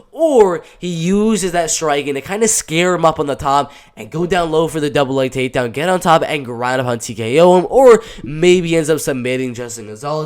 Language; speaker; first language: English; native; English